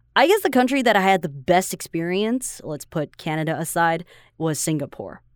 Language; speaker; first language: English; non-native, fluent; Chinese